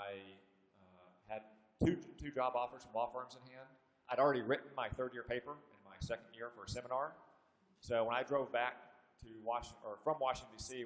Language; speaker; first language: English; native; English